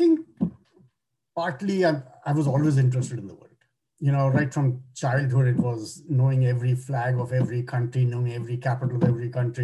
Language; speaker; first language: English; non-native, local second language; Bangla